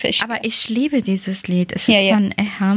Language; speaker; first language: German; non-native, learner; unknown